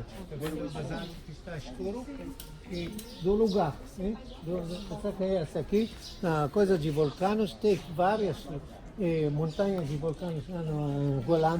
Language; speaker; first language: Portuguese; non-native, learner; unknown